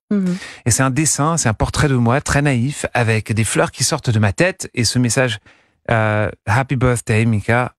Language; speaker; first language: French; non-native, fluent; English